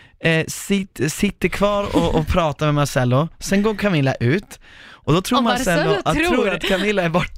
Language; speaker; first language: Swedish; native; Swedish